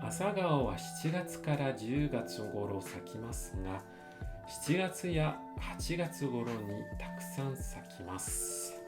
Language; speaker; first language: Japanese; non-native, fluent; French